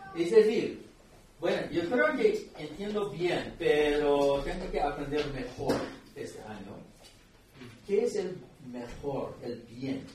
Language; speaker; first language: Spanish; non-native, fluent; English